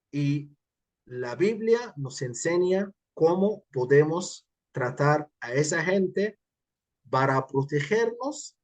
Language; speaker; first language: Spanish; non-native, fluent; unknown